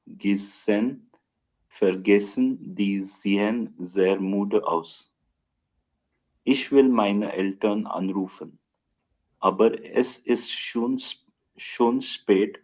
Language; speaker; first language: German; non-native, learner; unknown